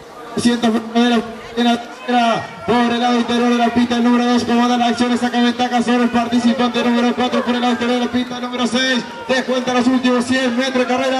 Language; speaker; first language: Spanish; native; Spanish